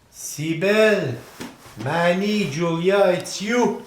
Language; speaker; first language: English; non-native, learner; French